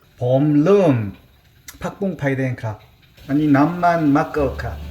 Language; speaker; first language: Thai; non-native, learner; Korean